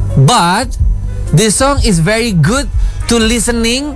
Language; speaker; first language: English; non-native, learner; Indonesian